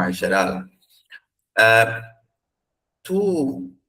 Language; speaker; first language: Spanish; non-native, learner; Portuguese